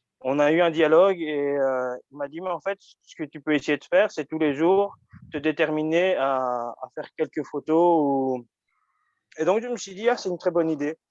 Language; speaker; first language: French; early bilingual, other home language; Japanese